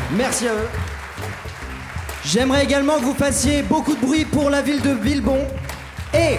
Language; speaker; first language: French; native; French